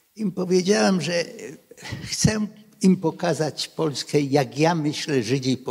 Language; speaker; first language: Polish; non-native, local second language; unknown